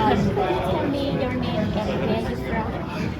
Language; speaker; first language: English; non-native, fluent; Vietnamese